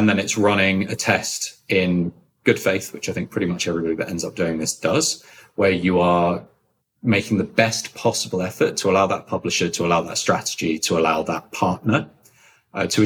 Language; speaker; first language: English; native; English